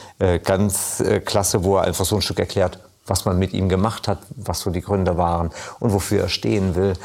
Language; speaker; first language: German; native; German